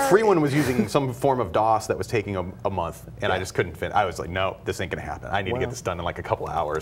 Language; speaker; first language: English; native; English